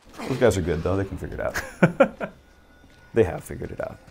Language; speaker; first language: English; native; English